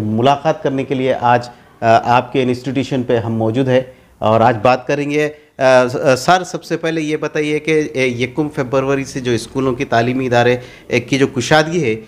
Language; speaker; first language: Urdu; native; Urdu